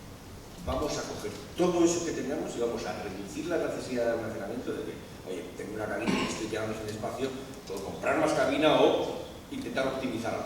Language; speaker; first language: Spanish; native; Spanish